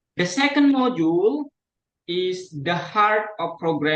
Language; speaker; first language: English; non-native, fluent; Indonesian